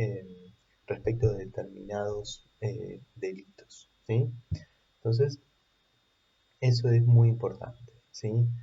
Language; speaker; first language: Spanish; native; Spanish